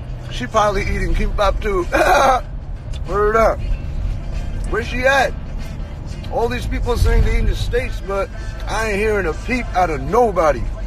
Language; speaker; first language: English; early bilingual, other home language; Korean